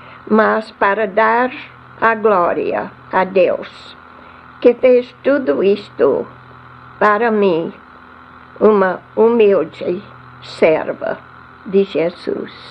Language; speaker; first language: Portuguese; non-native, fluent; English